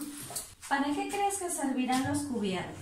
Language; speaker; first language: Spanish; native; Spanish